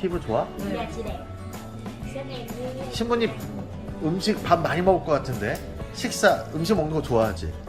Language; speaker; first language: Korean; non-native, fluent; Vietnamese